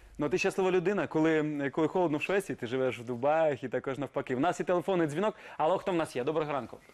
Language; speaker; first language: Ukrainian; native; Ukrainian